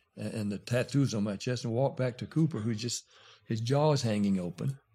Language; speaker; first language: English; native; English